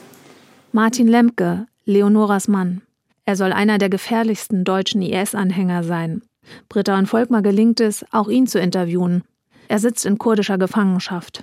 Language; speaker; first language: German; native; German